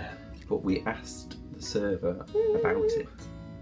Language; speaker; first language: English; native; English